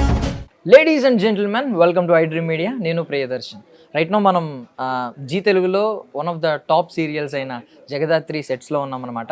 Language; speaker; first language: Telugu; native; Telugu